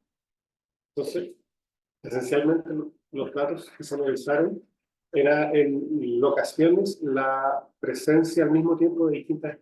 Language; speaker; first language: Spanish; native; Spanish